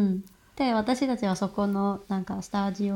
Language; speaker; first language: Japanese; non-native, fluent; Cantonese